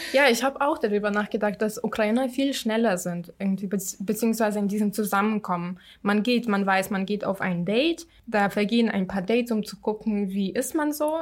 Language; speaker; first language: German; non-native, fluent; Ukrainian